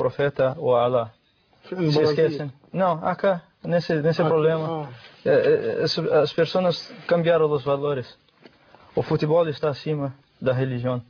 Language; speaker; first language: Spanish; non-native, fluent; Portuguese